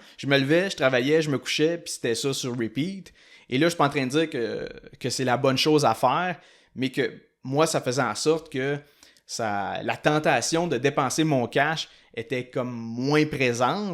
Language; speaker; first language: French; native; French